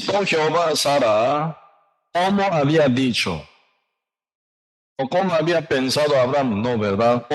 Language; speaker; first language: Spanish; non-native, learner; Korean